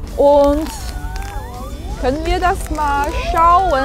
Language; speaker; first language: German; non-native, fluent; Chinese